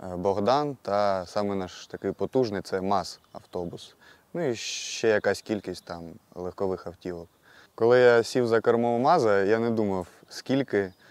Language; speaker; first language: Ukrainian; non-native, local second language; Russian